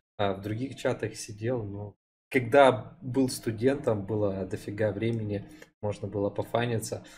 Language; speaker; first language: Russian; native; Russian